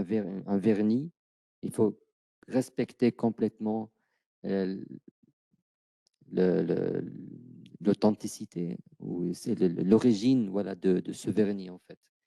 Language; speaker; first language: French; non-native, fluent; Arabic